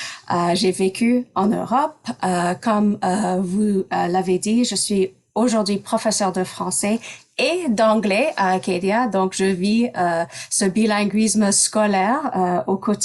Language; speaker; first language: French; non-native, local second language; English